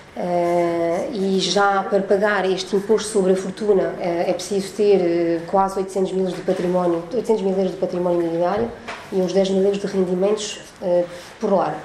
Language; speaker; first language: Portuguese; early bilingual, heritage; French